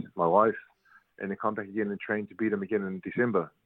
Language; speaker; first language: English; native; English